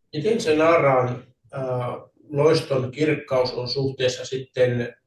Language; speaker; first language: Finnish; native; Finnish